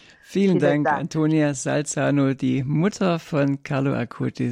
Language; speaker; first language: German; native; German